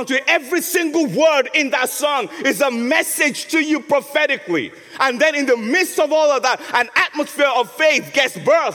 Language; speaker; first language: English; non-native, local second language; Yoruba